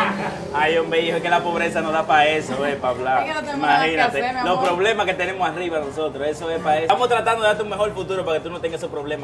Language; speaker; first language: Spanish; native; Spanish